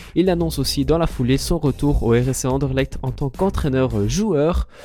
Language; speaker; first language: French; native; French